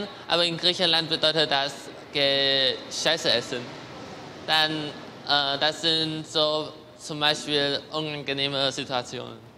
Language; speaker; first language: German; non-native, learner; Chinese